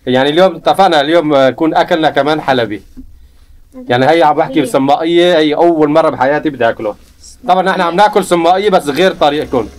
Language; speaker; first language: Arabic; non-native, local second language; Kurdish